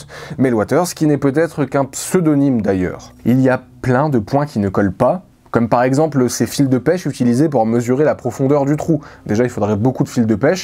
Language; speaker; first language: French; native; French